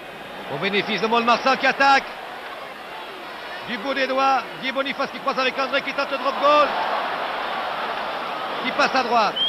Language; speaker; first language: French; native; French